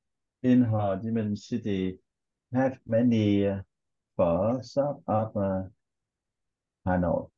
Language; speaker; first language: English; non-native, learner; Vietnamese